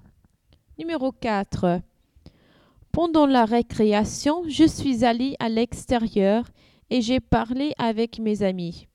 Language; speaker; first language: French; non-native, learner; English